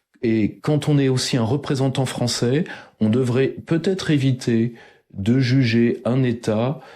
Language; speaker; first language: French; native; French